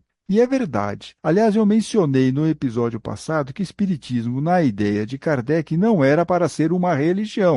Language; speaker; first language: Portuguese; native; Portuguese